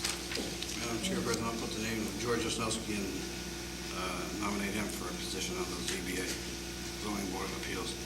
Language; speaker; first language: English; native; English